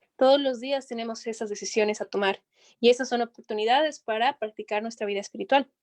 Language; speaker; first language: Spanish; native; Spanish